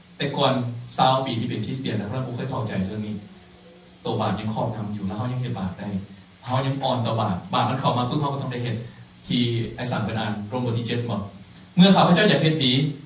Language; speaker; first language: Thai; non-native, local second language; Lao